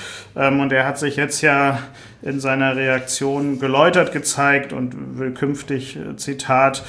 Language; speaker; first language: German; native; German